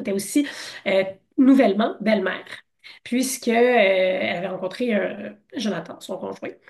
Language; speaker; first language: French; non-native, fluent; English